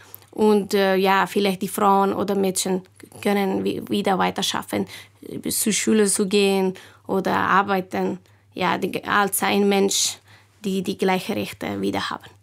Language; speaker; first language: German; non-native, learner; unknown